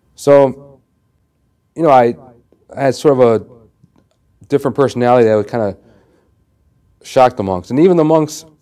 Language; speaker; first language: English; native; English